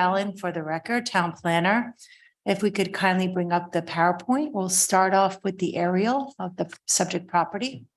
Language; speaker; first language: English; native; English